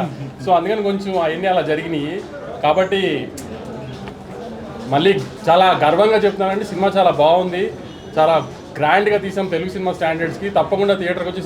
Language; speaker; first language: Telugu; native; Telugu